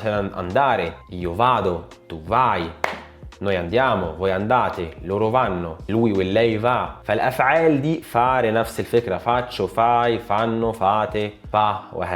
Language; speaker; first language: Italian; non-native, fluent; Arabic